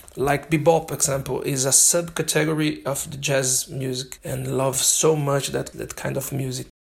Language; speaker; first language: English; non-native, learner; Portuguese